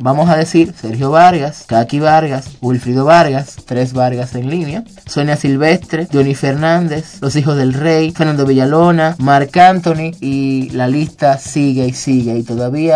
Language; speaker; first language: Spanish; native; Spanish